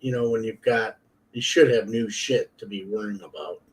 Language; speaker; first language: English; native; English